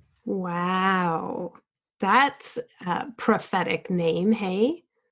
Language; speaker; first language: English; native; English